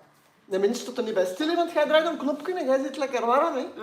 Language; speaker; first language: Dutch; native; Dutch